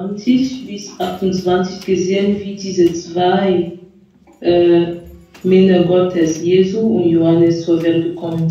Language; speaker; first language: German; non-native, fluent; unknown